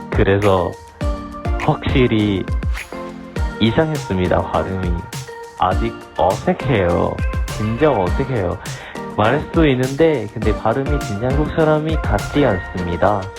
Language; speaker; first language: Korean; non-native, learner; Lao